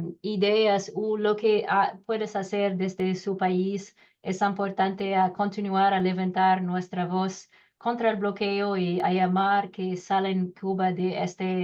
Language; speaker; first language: Spanish; non-native, learner; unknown